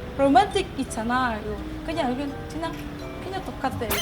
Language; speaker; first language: Korean; non-native, learner; Indonesian